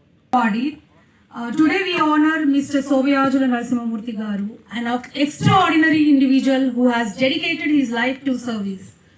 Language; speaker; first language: English; non-native, local second language; Telugu